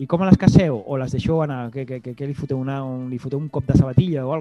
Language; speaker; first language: Catalan; native; Catalan